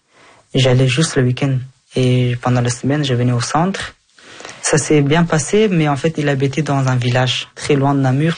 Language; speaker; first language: French; early bilingual, other home language; Persian